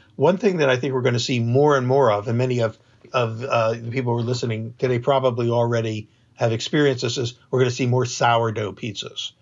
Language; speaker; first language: English; native; English